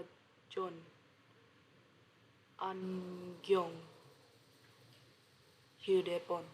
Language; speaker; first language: Korean; non-native, learner; Indonesian